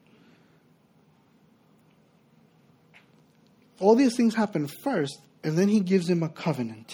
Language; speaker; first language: English; non-native, fluent; Spanish